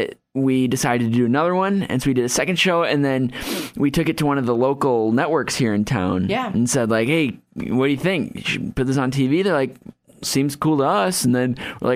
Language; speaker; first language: English; native; English